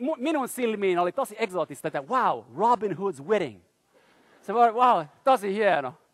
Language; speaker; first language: Finnish; non-native, fluent; French